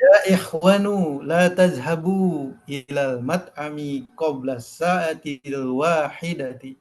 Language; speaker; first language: Arabic; non-native, learner; Indonesian